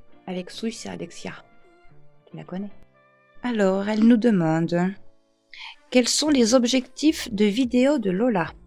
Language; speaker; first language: French; native; French